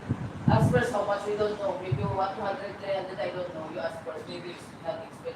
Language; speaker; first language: English; non-native, learner; Filipino